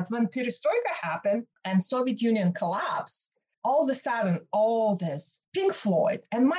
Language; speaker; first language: English; non-native, fluent; Russian